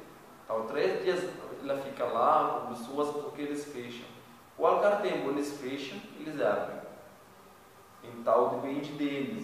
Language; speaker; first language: Portuguese; non-native, learner; Arabic